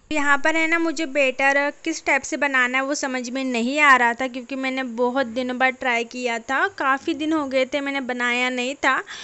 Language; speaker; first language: Hindi; non-native, local second language; Marathi